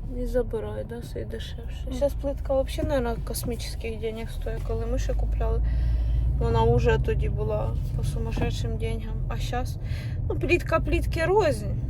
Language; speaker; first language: Ukrainian; non-native, local second language; Russian